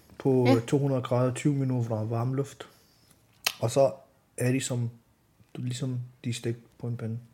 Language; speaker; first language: Danish; early bilingual, other home language; Arabic